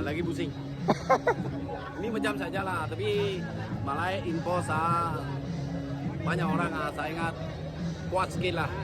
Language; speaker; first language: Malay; non-native, learner; Vietnamese